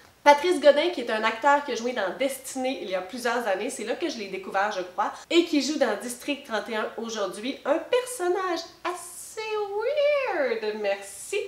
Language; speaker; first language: French; native; French